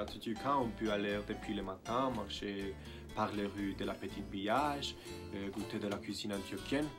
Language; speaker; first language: French; non-native, learner; Spanish